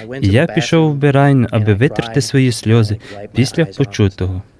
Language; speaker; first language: Ukrainian; non-native, learner; English